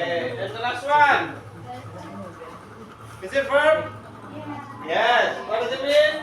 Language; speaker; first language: English; non-native, learner; Indonesian